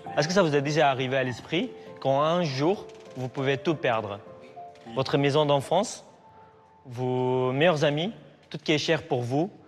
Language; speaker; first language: French; non-native, fluent; Assyrian Neo-Aramaic